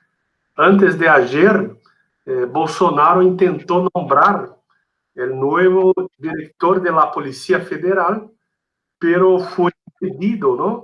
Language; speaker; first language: Spanish; non-native, fluent; Portuguese